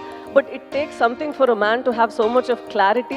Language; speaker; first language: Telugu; non-native, fluent; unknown